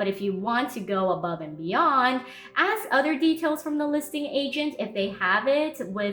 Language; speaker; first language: English; native; English